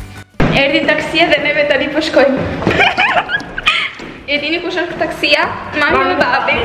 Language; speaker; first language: Albanian; early bilingual, heritage; Albanian